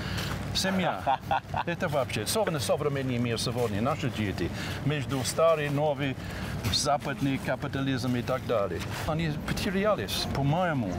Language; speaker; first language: Russian; non-native, fluent; English